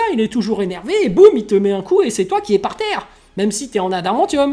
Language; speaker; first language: French; native; French